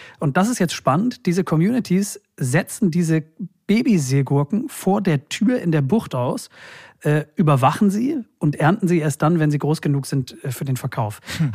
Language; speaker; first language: German; native; German